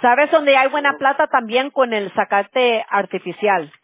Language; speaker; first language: Spanish; early bilingual, heritage; Spanish